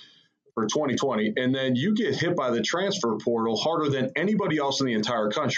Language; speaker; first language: English; native; English